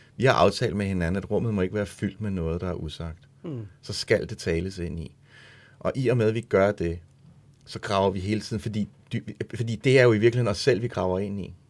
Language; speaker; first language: Danish; early bilingual, other home language; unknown